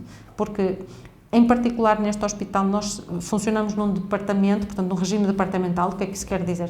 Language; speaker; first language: Portuguese; native; Portuguese